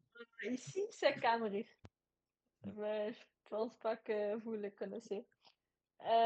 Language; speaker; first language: French; non-native, learner; Dutch